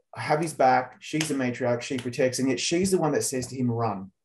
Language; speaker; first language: English; native; English